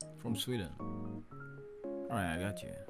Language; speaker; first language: English; non-native, fluent; Indonesian